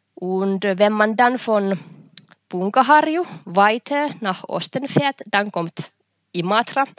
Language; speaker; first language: German; non-native, fluent; Finnish